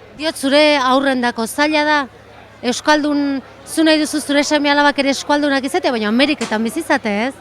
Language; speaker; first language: Basque; native; Basque